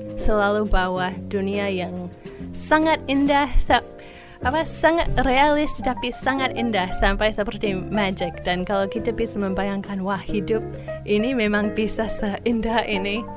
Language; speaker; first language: Indonesian; non-native, fluent; English